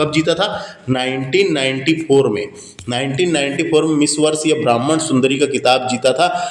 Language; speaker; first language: Hindi; native; Hindi